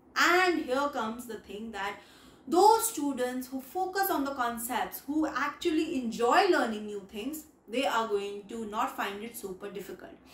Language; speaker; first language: English; non-native, local second language; Hindi